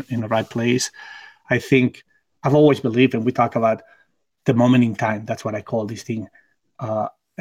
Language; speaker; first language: English; non-native, fluent; Spanish